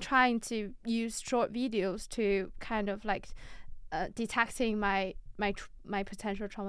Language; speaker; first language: English; non-native, fluent; Chinese